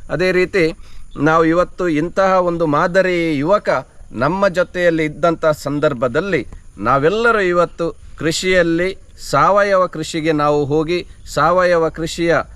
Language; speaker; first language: Kannada; native; Kannada